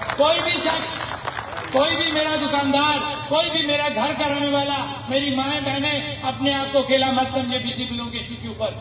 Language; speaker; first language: Urdu; non-native, local second language; Pahari-Potwari